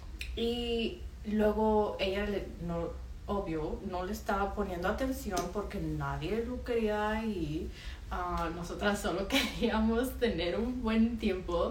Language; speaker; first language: Spanish; early bilingual, heritage; Spanish